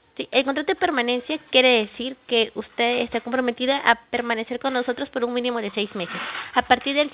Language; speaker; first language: Spanish; native; Spanish